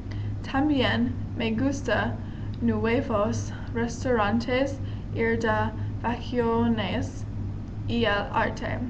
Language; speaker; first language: Spanish; non-native, learner; English